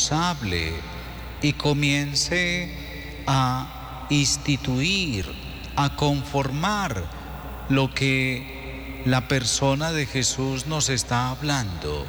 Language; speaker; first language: Spanish; native; Spanish